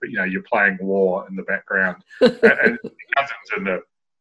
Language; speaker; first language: English; native; English